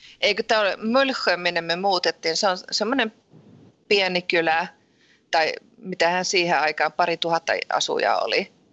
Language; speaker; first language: Finnish; early bilingual, heritage; Finnish